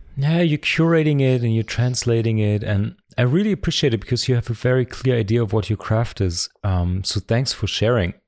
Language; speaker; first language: English; non-native, fluent; German